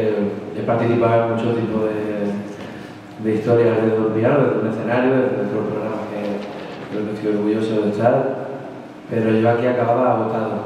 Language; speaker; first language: Spanish; native; Spanish